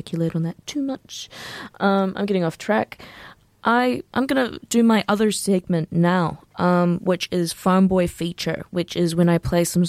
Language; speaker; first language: English; native; English